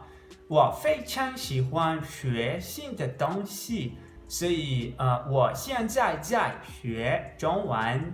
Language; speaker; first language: Chinese; non-native, learner; Portuguese